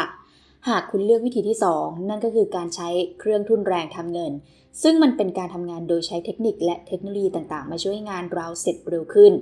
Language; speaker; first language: Thai; native; Thai